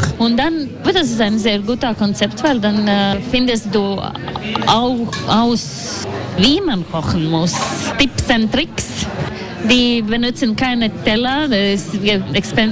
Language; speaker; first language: German; non-native, learner; Latvian